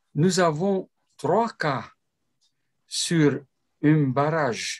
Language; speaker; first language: French; non-native, fluent; Romanian